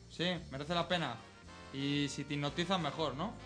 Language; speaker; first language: Spanish; native; Spanish